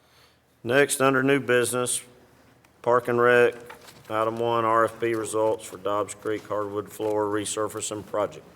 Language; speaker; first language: English; native; English